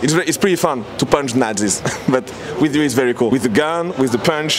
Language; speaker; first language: English; non-native, learner; French